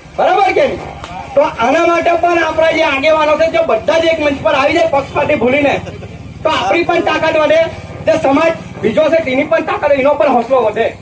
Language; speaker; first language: Gujarati; non-native, local second language; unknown